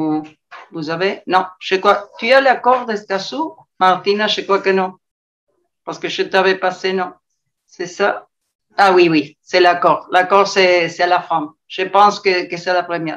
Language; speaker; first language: French; non-native, learner; Spanish